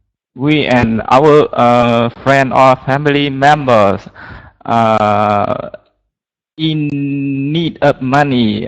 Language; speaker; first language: English; non-native, learner; Vietnamese